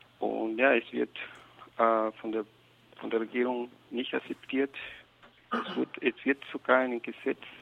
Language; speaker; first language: German; non-native, learner; Spanish